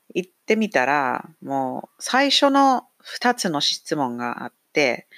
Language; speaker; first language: Japanese; non-native, fluent; English